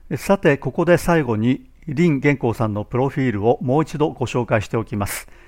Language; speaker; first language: Japanese; native; Japanese